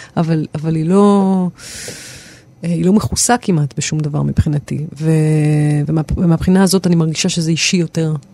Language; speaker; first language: Hebrew; native; Hebrew